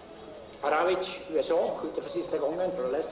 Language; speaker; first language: Swedish; native; Swedish